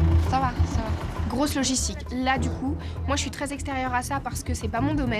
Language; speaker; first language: French; native; French